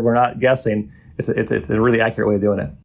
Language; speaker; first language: English; native; English